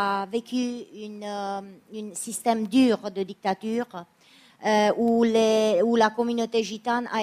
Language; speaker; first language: French; non-native, fluent; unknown